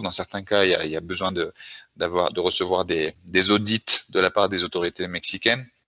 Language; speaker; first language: French; native; French